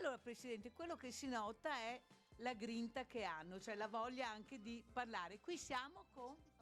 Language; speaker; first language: Italian; native; Italian